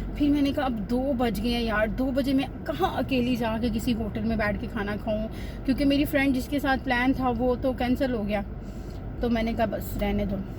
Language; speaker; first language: Hindi; native; Hindi